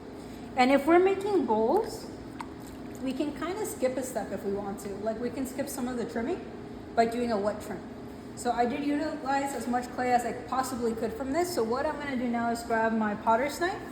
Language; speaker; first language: English; native; English